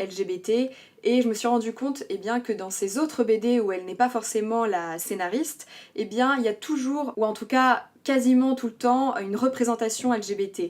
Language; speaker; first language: French; native; French